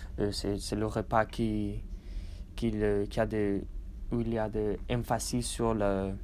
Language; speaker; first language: French; non-native, learner; English